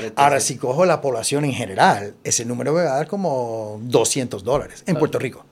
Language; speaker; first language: Spanish; early bilingual, heritage; Spanish